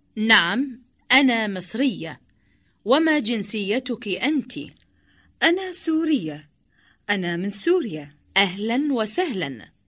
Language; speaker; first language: Arabic; non-native, learner; Indonesian